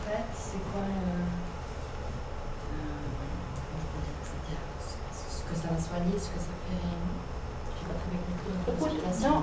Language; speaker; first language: French; native; French